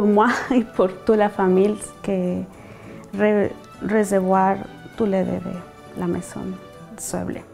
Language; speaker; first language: French; non-native, learner; Spanish